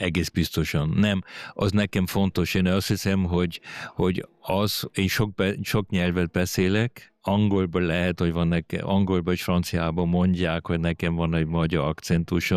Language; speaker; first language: Hungarian; early bilingual, heritage; German